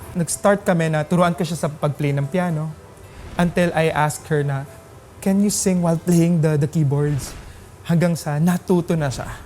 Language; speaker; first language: Filipino; native; Filipino